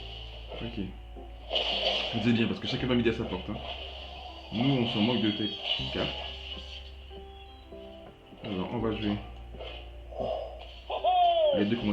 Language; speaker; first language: French; native; French